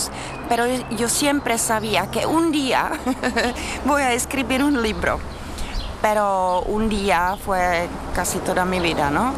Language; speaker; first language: Spanish; non-native, learner; Czech